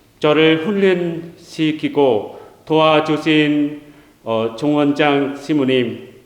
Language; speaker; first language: Korean; non-native, learner; Vietnamese